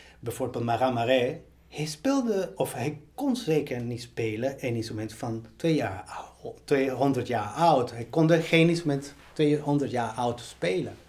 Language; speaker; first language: Dutch; non-native, fluent; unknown